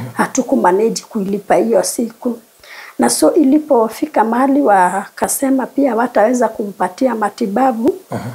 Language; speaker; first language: Swahili; non-native, local second language; Kikuyu